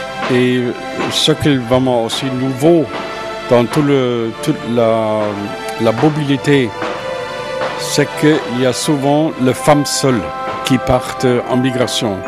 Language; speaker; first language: French; non-native, fluent; German